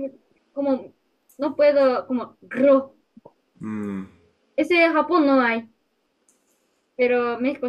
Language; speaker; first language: Spanish; non-native, learner; Japanese